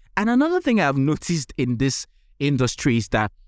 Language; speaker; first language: English; non-native, local second language; Yoruba